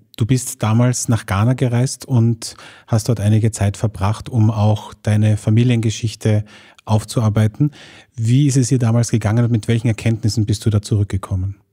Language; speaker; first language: German; native; German